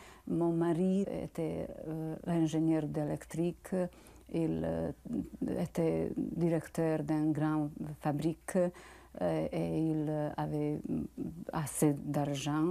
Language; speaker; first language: French; non-native, learner; Bosnian